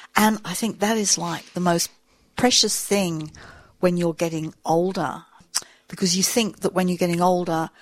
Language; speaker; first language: English; native; English